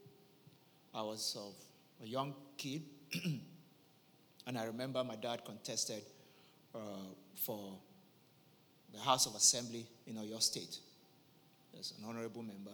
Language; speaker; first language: English; non-native, local second language; Yoruba